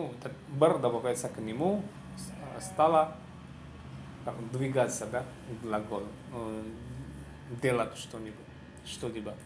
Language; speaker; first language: Russian; non-native, learner; Javanese